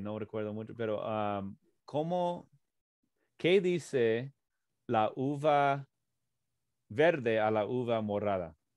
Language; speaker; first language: Spanish; non-native, fluent; English